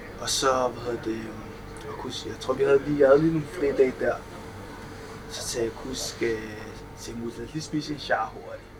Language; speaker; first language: Danish; early bilingual, other home language; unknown